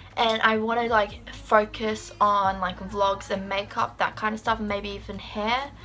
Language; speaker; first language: English; native; English